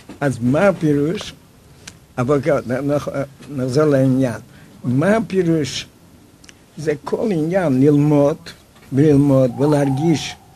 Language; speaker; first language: Hebrew; non-native, fluent; Yiddish